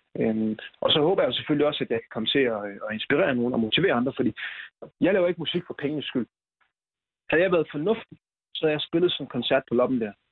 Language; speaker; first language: Danish; early bilingual, other home language; Swahili